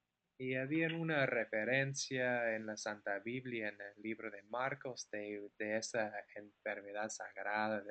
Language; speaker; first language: Spanish; non-native, fluent; English